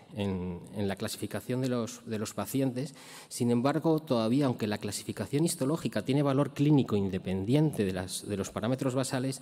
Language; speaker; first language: Spanish; native; Spanish